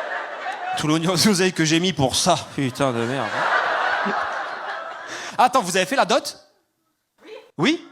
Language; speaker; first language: French; native; French